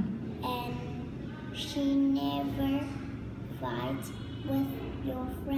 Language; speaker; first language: English; non-native, learner; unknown